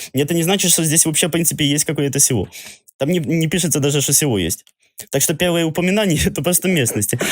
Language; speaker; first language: Russian; non-native, local second language; Ukrainian